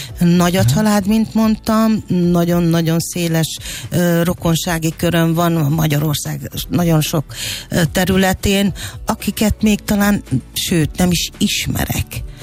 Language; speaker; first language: Hungarian; native; Hungarian